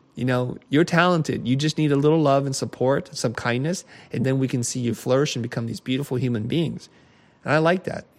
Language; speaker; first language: English; native; English